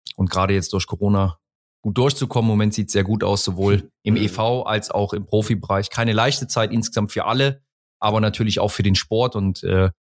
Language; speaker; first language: German; native; German